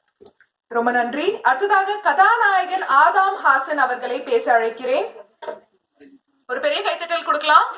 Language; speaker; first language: Tamil; native; Tamil